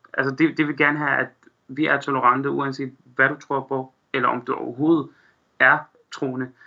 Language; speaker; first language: Danish; non-native, fluent; Arabic